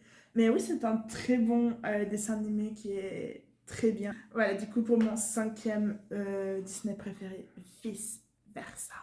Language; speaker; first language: French; native; French